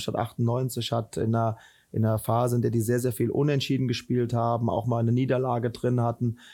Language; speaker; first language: German; native; German